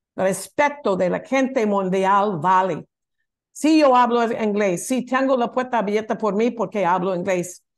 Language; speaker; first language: Spanish; non-native, learner; English